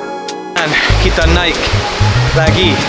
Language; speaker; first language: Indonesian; non-native, learner; English